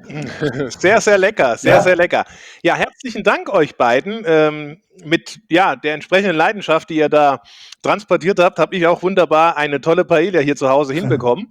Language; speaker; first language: German; native; German